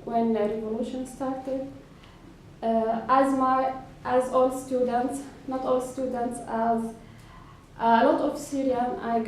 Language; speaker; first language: English; non-native, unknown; Arabic